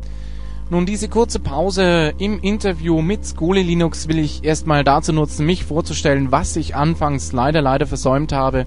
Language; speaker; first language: German; native; German